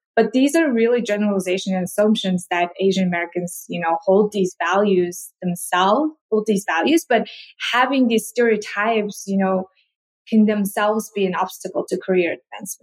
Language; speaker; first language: English; non-native, fluent; Korean